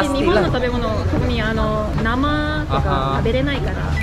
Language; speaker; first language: Japanese; non-native, fluent; Malay